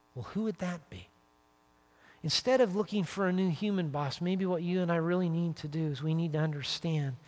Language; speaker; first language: English; native; English